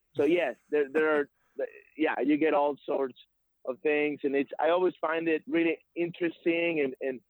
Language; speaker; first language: English; non-native, fluent; Spanish